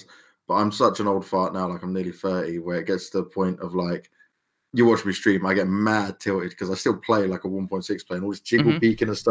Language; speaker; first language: English; native; English